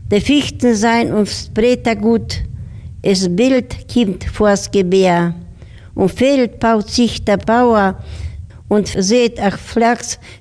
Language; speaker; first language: German; non-native, fluent; Slovak